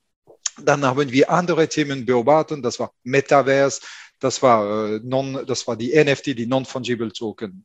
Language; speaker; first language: German; non-native, fluent; French